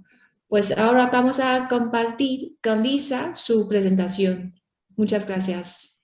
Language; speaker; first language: Spanish; non-native, learner; Chinese